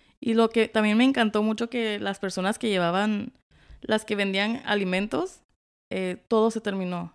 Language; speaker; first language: Spanish; early bilingual, heritage; Spanish